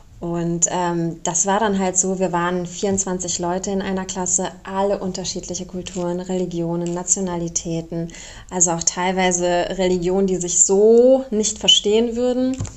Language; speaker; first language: German; early bilingual, other home language; Romanian